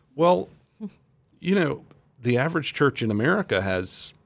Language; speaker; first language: English; native; English